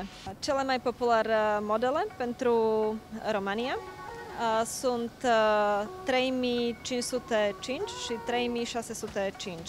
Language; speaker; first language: Romanian; non-native, learner; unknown